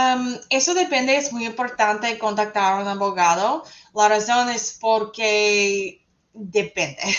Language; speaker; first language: Spanish; non-native, fluent; English